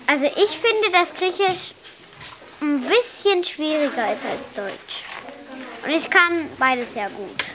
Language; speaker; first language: German; early bilingual, other home language; Greek